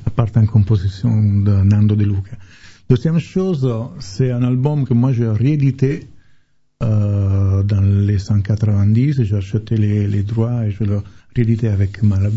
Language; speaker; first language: French; non-native, fluent; Italian